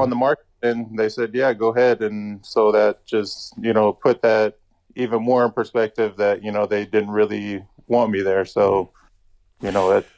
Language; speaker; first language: English; native; English